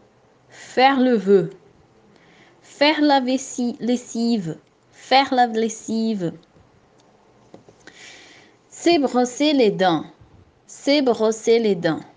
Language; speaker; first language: French; non-native, fluent; Portuguese